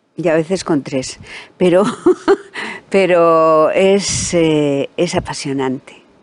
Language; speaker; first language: Spanish; native; Spanish